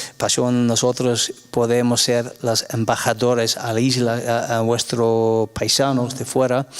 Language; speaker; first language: Spanish; non-native, fluent; English